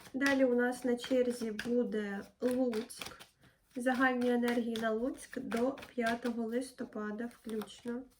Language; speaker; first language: Ukrainian; non-native, local second language; Russian